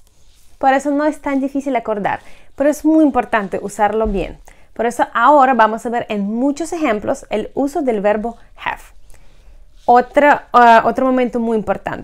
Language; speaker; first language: Spanish; non-native, fluent; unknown